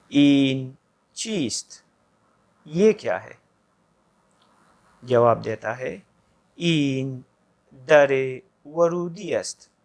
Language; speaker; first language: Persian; non-native, fluent; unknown